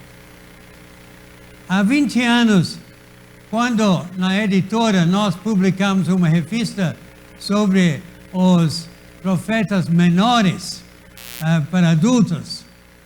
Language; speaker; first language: Portuguese; native; Portuguese